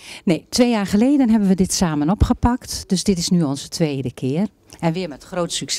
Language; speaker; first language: Dutch; native; Dutch